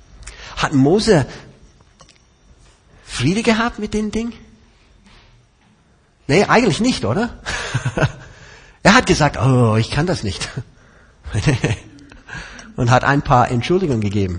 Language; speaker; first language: German; non-native, fluent; English